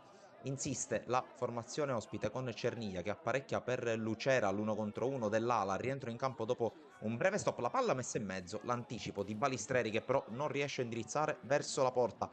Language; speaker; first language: Italian; native; Italian